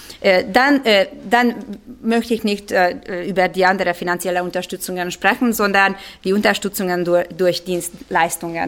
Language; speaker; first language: German; non-native, fluent; Hungarian